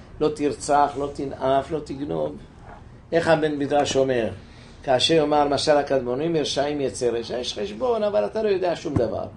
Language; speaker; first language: Hebrew; native; Hebrew